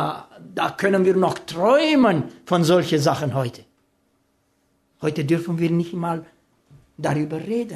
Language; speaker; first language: German; non-native, fluent; Romanian